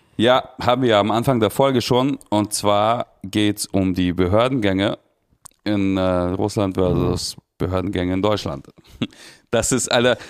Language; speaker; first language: German; early bilingual, other home language; Russian